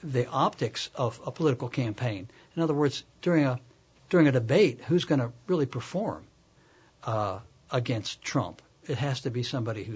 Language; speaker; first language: English; native; English